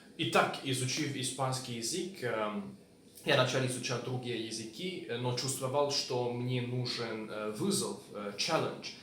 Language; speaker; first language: Russian; non-native, learner; Hungarian